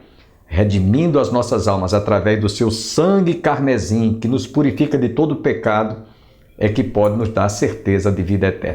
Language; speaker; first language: Portuguese; native; Portuguese